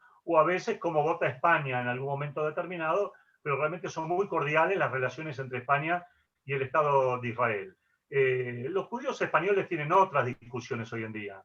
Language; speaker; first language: Spanish; native; Spanish